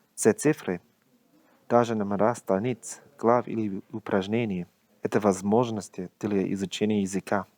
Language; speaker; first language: Russian; non-native, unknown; English